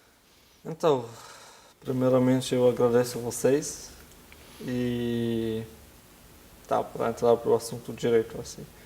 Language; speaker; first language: Portuguese; non-native, fluent; Arabic